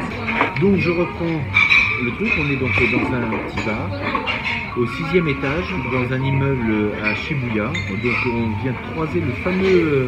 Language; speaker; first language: French; native; French